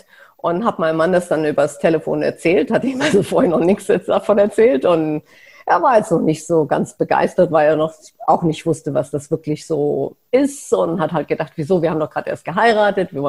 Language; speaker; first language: German; native; German